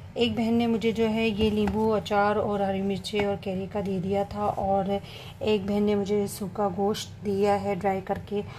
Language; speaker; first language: Hindi; native; Hindi